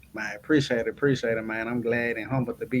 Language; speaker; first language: English; native; English